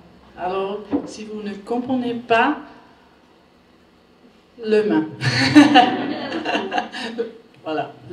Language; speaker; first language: French; non-native, learner; German